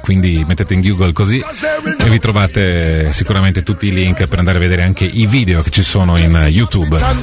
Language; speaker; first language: Italian; native; Italian